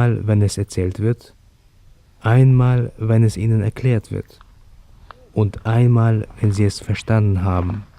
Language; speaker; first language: German; native; German